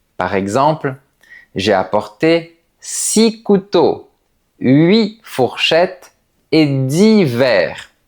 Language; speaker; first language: French; native; French